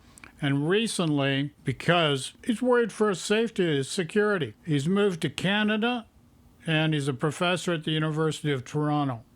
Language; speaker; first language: English; native; English